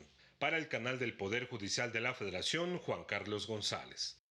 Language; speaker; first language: Spanish; native; Spanish